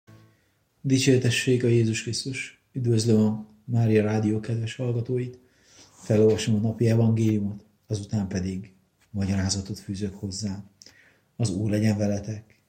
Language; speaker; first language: Hungarian; native; Hungarian